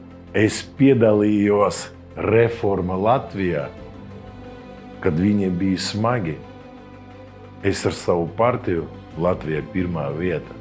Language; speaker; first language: Latvian; non-native, local second language; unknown